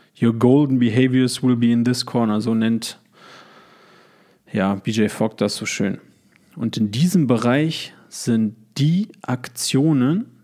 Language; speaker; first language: German; native; German